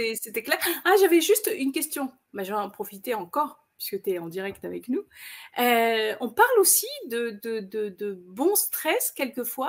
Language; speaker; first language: French; native; French